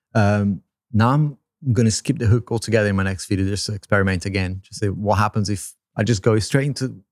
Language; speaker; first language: English; non-native, fluent; Portuguese